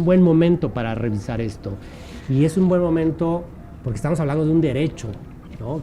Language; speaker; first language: Spanish; native; Spanish